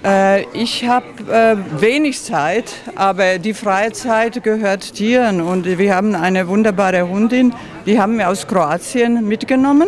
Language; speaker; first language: German; non-native, fluent; Croatian